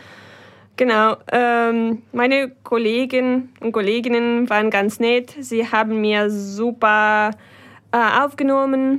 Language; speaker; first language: German; non-native, fluent; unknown